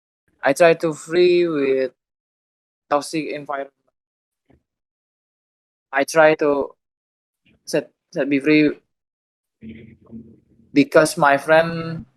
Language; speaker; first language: English; non-native, learner; Indonesian